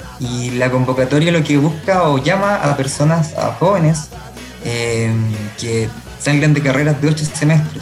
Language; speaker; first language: Spanish; native; Spanish